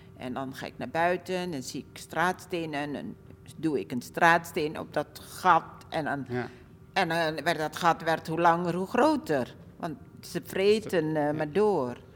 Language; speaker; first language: Dutch; early bilingual, other home language; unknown